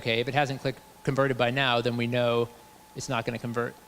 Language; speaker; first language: English; native; English